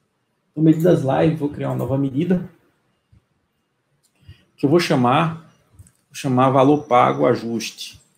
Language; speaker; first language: Portuguese; native; Portuguese